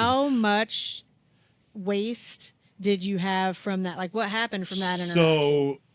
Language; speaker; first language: English; native; English